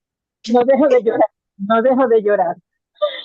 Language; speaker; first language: Spanish; native; Spanish